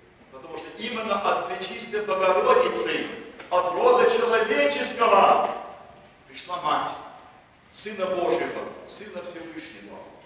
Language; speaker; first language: Russian; early bilingual, heritage; Russian